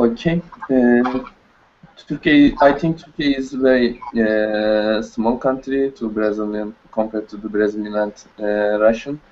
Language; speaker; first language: English; non-native, learner; Turkish